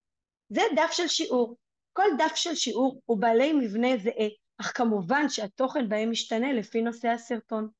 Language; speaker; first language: Hebrew; native; Hebrew